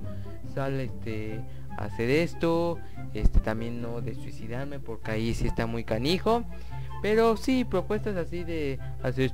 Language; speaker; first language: Spanish; native; Spanish